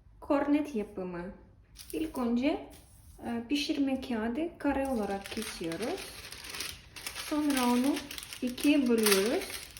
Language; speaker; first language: Turkish; non-native, learner; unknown